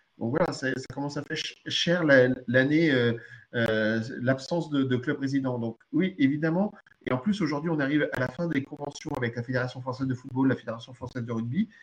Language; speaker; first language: French; early bilingual, other home language; Arabic